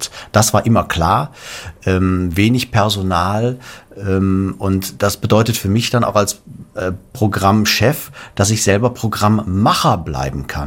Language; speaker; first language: German; native; German